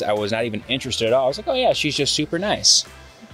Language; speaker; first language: English; native; English